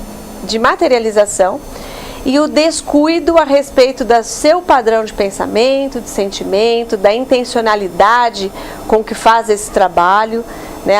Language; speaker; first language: Portuguese; native; Portuguese